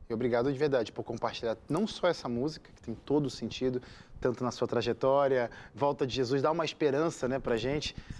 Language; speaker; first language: Portuguese; native; Portuguese